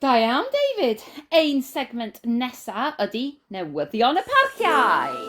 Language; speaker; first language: Welsh; non-native, learner; English